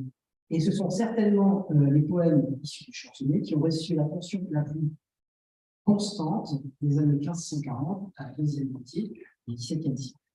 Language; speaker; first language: French; native; French